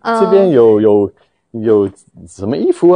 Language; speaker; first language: Chinese; non-native, fluent; English